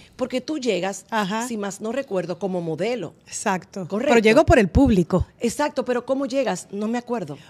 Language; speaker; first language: Spanish; native; Spanish